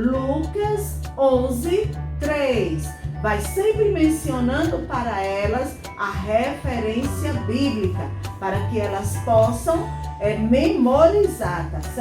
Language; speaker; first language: Portuguese; native; Portuguese